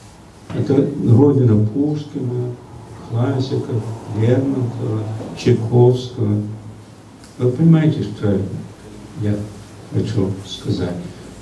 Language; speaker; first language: Russian; early bilingual, heritage; Russian